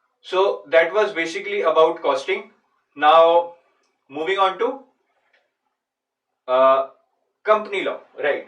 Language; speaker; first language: English; non-native, local second language; Hindi